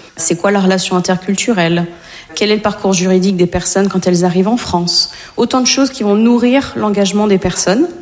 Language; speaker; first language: French; native; French